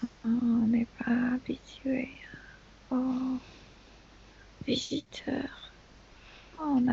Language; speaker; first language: French; non-native, fluent; Spanish